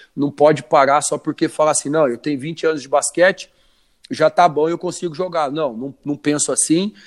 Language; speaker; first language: Portuguese; native; Portuguese